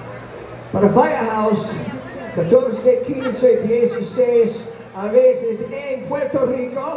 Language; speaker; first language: Spanish; non-native, learner; English